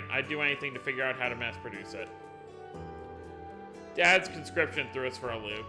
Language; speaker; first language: English; native; English